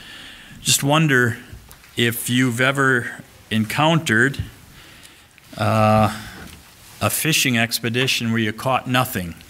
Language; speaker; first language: English; native; English